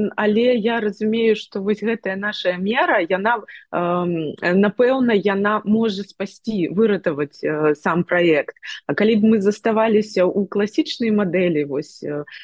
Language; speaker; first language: Belarusian; non-native, local second language; Russian